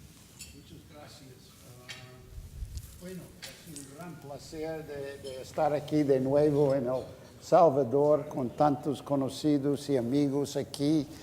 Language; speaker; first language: Spanish; non-native, fluent; English